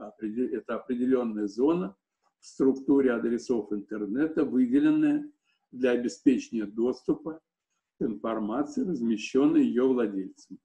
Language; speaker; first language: Russian; native; Russian